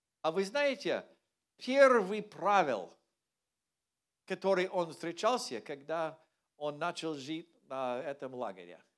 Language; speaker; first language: Russian; non-native, learner; English